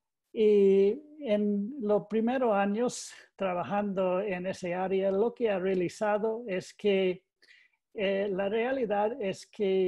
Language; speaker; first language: Spanish; non-native, learner; English